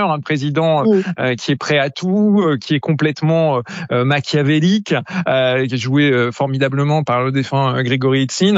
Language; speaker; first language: French; native; French